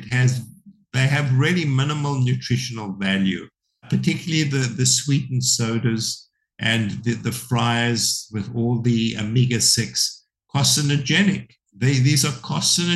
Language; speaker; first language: English; native; English